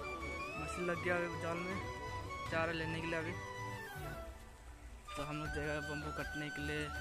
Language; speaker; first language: Hindi; non-native, local second language; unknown